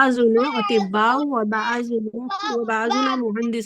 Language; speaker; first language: Arabic; non-native, learner; Urdu